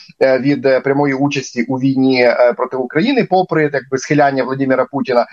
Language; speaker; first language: Ukrainian; native; Ukrainian